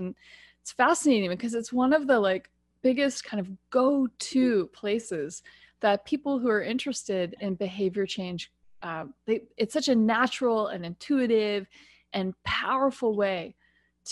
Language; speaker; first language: English; native; English